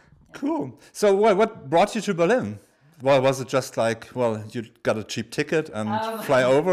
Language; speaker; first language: English; non-native, fluent; German